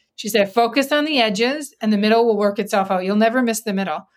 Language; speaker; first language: English; native; English